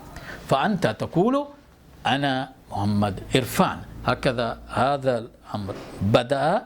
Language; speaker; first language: Arabic; non-native, fluent; Urdu